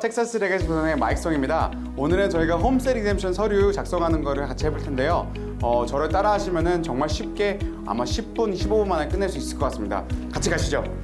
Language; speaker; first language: Korean; native; Korean